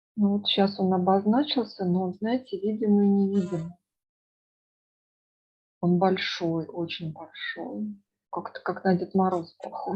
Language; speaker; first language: Russian; native; Russian